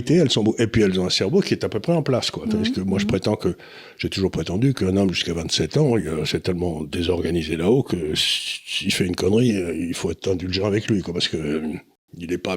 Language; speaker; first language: French; native; French